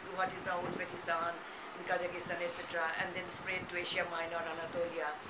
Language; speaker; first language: English; non-native, local second language; Bangla